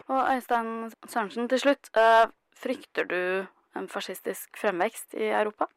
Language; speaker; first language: Norwegian; native; Norwegian